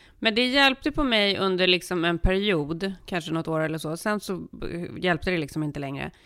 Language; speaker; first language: Swedish; early bilingual, heritage; Swedish